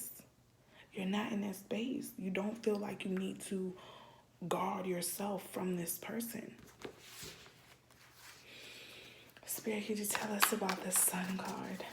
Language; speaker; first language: English; native; English